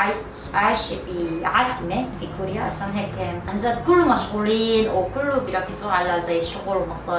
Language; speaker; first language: Arabic; non-native, learner; Korean